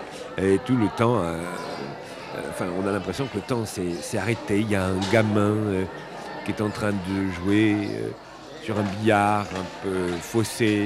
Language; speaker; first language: French; native; French